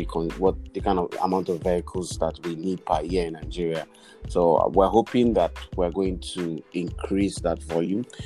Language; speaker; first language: English; non-native, local second language; Yoruba